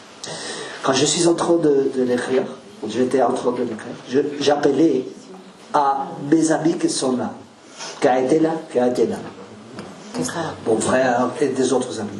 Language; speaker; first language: French; non-native, learner; Spanish